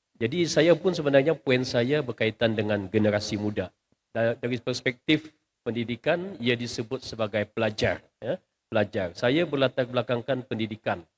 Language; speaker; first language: Malay; native; Malay